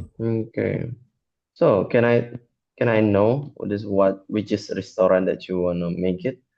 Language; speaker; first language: English; non-native, fluent; Indonesian